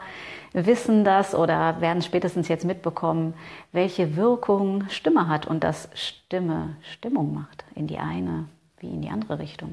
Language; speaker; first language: German; native; German